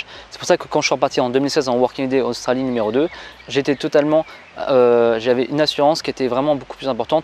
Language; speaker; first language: French; native; French